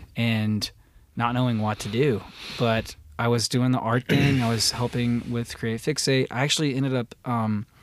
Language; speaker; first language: English; native; English